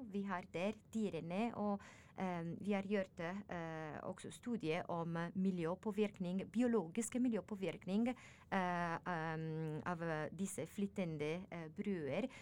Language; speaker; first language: Norwegian; non-native, learner; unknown